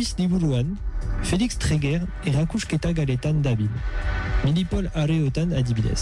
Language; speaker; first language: Basque; non-native, local second language; French